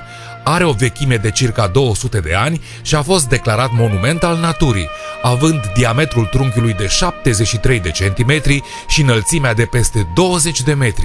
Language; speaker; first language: Romanian; native; Romanian